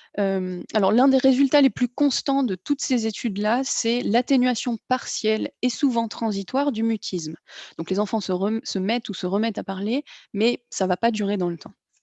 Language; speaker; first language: French; native; French